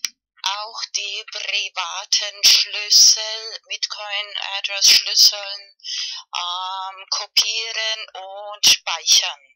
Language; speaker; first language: German; non-native, learner; Spanish